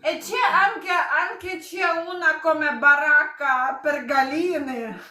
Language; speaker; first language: Italian; non-native, learner; Ukrainian